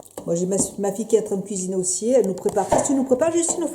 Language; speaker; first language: French; native; French